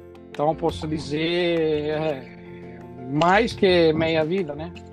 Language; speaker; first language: Portuguese; non-native, fluent; Italian